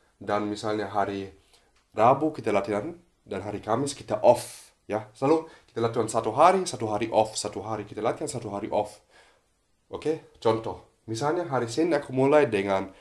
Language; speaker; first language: Indonesian; non-native, fluent; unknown